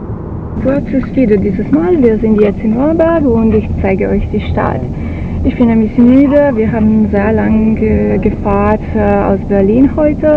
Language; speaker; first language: German; non-native, learner; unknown